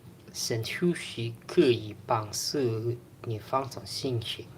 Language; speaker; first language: Chinese; non-native, learner; Indonesian